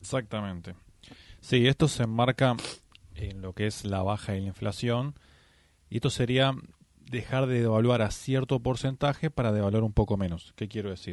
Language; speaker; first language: Spanish; native; Spanish